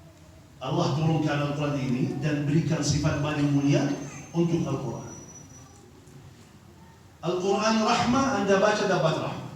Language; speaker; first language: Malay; non-native, fluent; Arabic